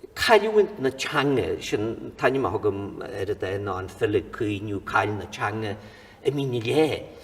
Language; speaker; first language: Irish; native; Irish